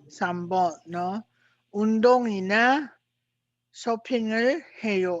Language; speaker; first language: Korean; non-native, fluent; Filipino